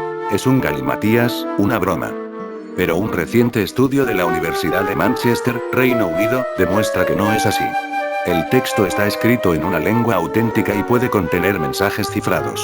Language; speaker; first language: Spanish; native; Spanish